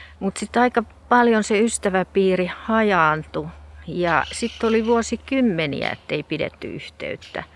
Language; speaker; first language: Finnish; native; Finnish